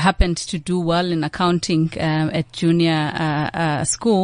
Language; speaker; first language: English; non-native, local second language; Xhosa